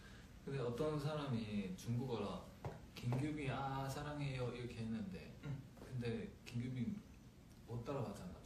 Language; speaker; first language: Korean; non-native, fluent; Chinese